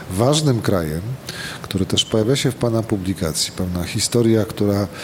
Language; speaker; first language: Polish; native; Polish